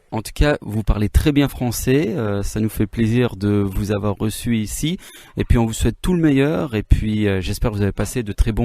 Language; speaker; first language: French; native; French